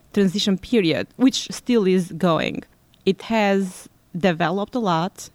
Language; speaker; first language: English; non-native, fluent; Albanian